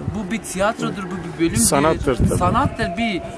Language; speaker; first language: Turkish; non-native, local second language; Kurdish